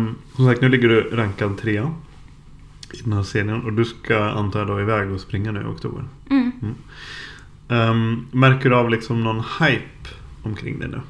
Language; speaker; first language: Swedish; native; Swedish